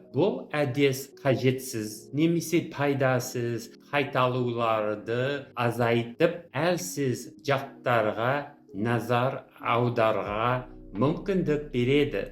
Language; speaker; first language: Kazakh; non-native, fluent; English